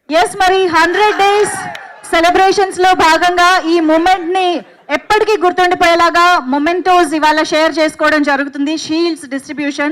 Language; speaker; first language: Telugu; native; Telugu